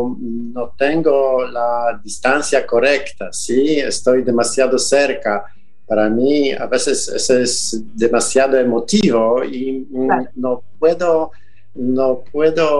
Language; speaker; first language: Spanish; non-native, fluent; Polish